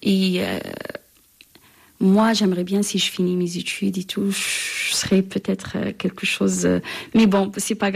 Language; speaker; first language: French; non-native, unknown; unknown